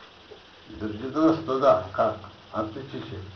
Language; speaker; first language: Russian; non-native, learner; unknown